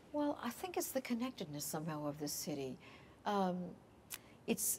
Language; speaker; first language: English; native; English